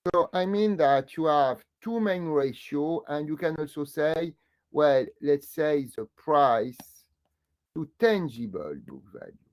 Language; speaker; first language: English; non-native, fluent; French